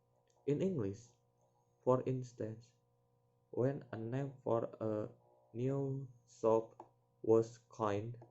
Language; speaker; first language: English; non-native, learner; Indonesian